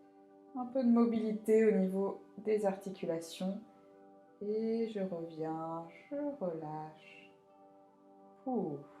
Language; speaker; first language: French; native; French